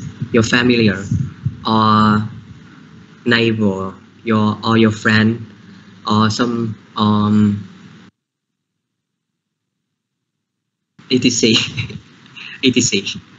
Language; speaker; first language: English; non-native, learner; Vietnamese